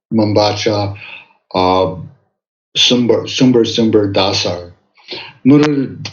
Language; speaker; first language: Indonesian; non-native, fluent; English